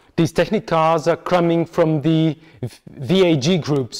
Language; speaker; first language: English; non-native, fluent; Hungarian